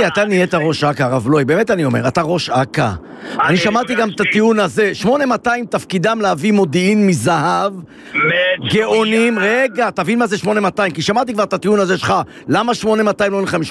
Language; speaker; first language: Hebrew; native; Hebrew